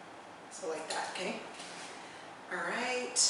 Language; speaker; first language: English; native; English